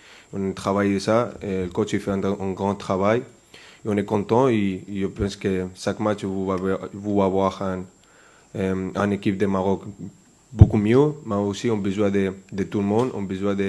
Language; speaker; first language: French; non-native, fluent; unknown